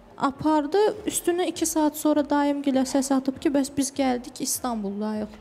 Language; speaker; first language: Azerbaijani; native; Azerbaijani